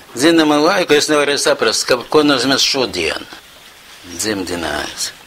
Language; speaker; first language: Latvian; non-native, local second language; Russian